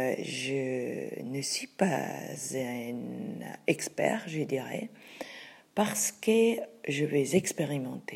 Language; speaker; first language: French; non-native, fluent; Spanish